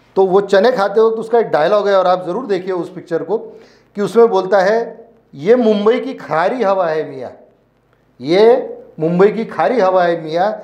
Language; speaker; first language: Hindi; non-native, local second language; Marathi